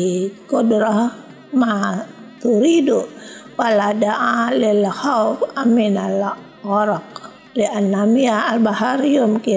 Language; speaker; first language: Arabic; non-native, fluent; Indonesian